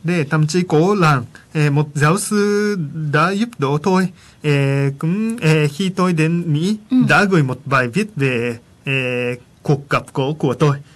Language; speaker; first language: Vietnamese; non-native, fluent; Japanese